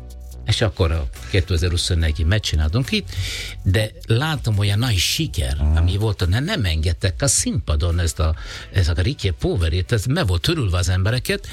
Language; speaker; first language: Hungarian; non-native, learner; Italian